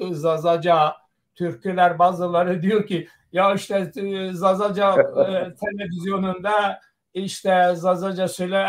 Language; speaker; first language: Turkish; non-native, local second language; Zaza